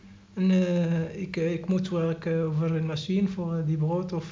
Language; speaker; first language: Dutch; non-native, learner; Arabic